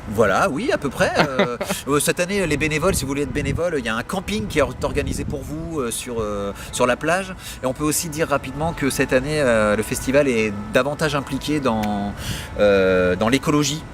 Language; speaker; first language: French; native; French